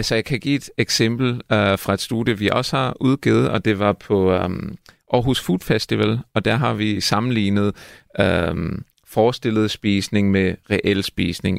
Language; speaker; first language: Danish; non-native, fluent; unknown